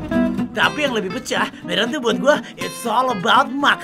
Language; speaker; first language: Indonesian; native; Indonesian